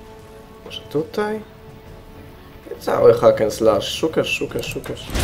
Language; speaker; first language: Polish; native; Polish